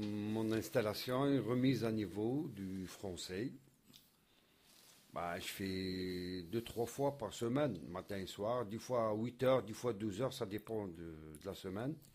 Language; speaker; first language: French; non-native, learner; Arabic